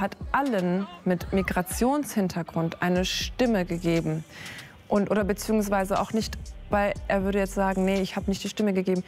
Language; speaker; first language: German; early bilingual, other home language; Kurdish